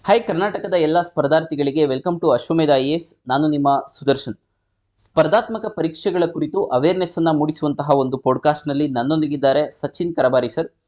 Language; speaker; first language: Kannada; native; Kannada